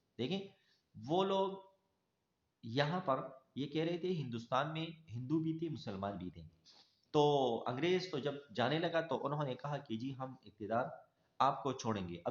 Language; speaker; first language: Urdu; non-native, local second language; Pashto